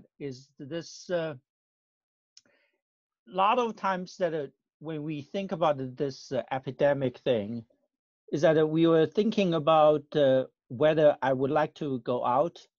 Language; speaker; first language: English; non-native, fluent; Chinese